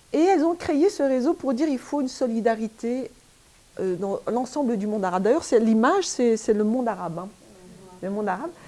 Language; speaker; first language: French; native; French